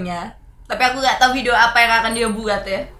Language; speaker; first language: Indonesian; native; Indonesian